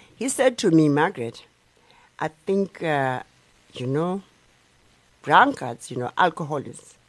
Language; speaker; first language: English; non-native, local second language; Xhosa